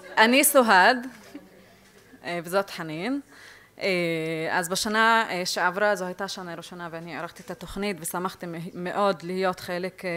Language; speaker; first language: Hebrew; non-native, local second language; Arabic